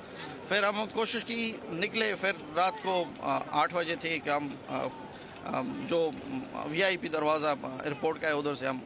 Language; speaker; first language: Hindi; non-native, fluent; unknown